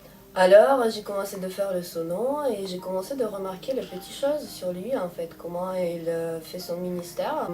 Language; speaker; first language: French; non-native, fluent; Russian